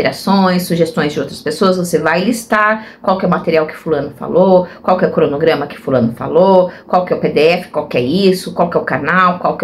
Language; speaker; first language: Portuguese; native; Portuguese